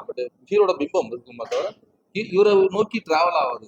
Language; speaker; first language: Tamil; native; Tamil